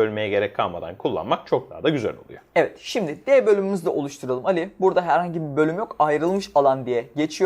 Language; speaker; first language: Turkish; native; Turkish